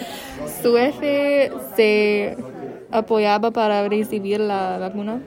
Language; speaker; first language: Spanish; non-native, learner; English